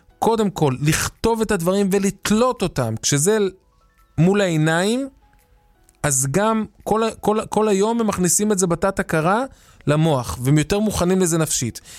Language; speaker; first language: Hebrew; native; Hebrew